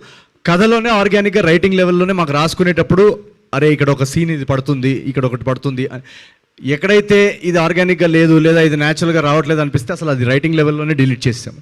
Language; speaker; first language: Telugu; native; Telugu